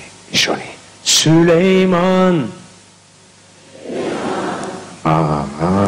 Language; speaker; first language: Japanese; non-native, learner; Turkish